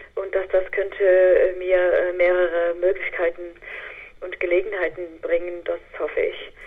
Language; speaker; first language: German; non-native, fluent; English